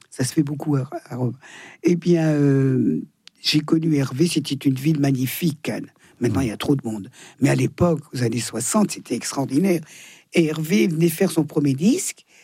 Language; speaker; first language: French; native; French